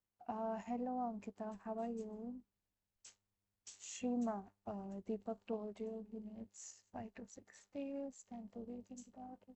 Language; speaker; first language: English; non-native, local second language; Hindi